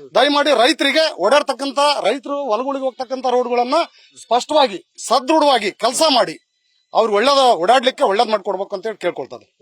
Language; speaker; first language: Kannada; native; Kannada